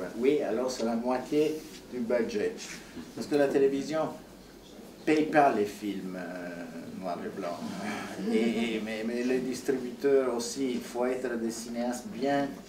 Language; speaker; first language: French; non-native, fluent; Italian